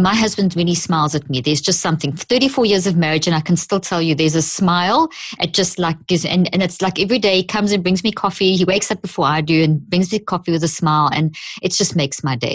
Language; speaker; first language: English; native; English